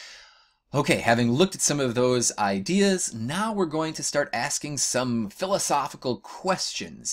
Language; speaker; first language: English; native; English